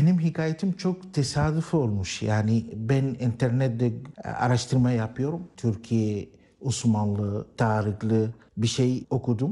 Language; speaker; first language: Turkish; non-native, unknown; Arabic